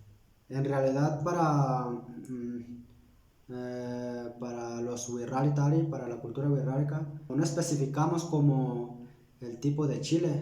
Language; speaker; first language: Spanish; non-native, local second language; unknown